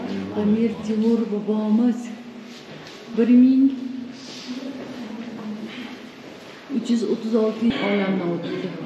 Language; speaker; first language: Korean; non-native, fluent; Uzbek